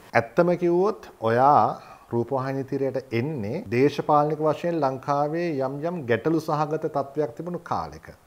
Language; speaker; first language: Sinhala; native; Sinhala